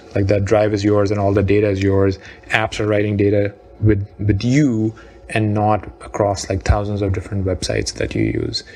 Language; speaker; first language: English; non-native, local second language; Urdu